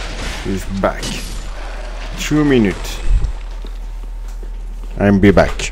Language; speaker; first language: English; non-native, learner; French